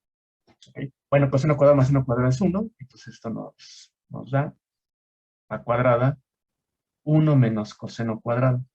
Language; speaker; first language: Spanish; native; Spanish